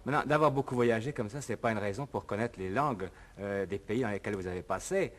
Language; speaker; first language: French; native; French